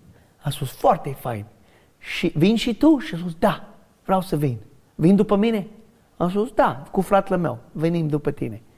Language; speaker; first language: Romanian; non-native, learner; English